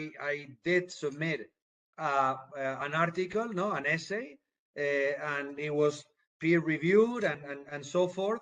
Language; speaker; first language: English; non-native, fluent; Spanish